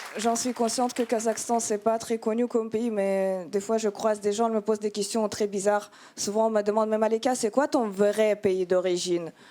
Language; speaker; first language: French; non-native, fluent; Russian